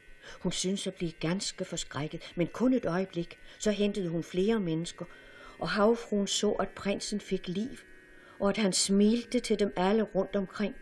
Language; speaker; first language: Danish; native; Danish